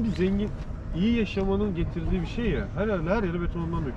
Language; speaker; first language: Turkish; native; Turkish